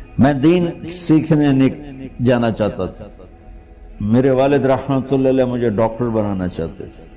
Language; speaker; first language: Urdu; non-native, local second language; Punjabi